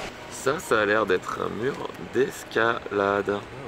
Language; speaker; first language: French; native; French